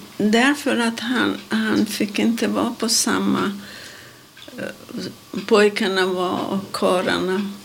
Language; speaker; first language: Swedish; non-native, fluent; Hungarian